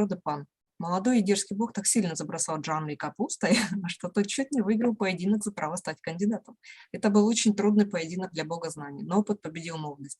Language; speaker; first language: Russian; native; Russian